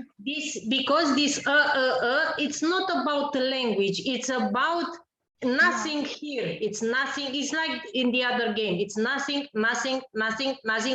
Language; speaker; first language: English; non-native, learner; Romanian